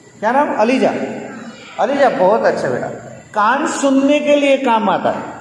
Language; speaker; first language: Hindi; non-native, local second language; Gujarati